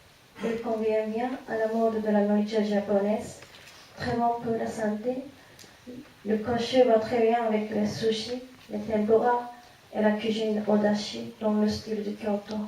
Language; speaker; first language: French; non-native, fluent; Japanese